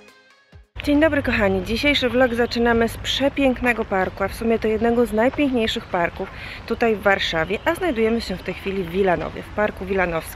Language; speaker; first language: Polish; native; Polish